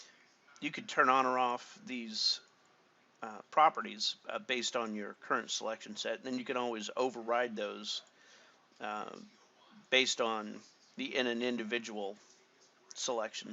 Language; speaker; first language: English; native; English